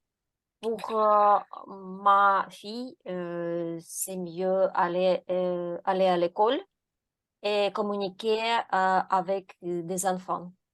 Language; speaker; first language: French; non-native, learner; Ukrainian